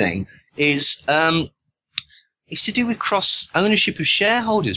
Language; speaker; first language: English; native; English